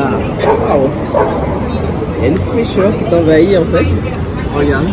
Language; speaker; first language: French; native; French